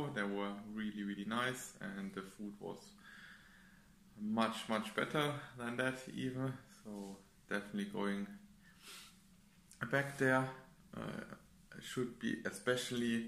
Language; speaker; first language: English; non-native, fluent; German